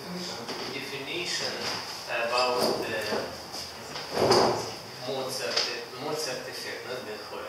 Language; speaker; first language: English; non-native, learner; Russian